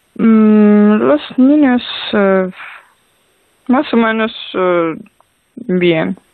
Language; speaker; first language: Spanish; non-native, learner; Ukrainian